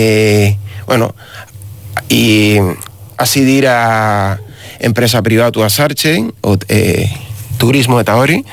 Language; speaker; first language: Basque; non-native, learner; Spanish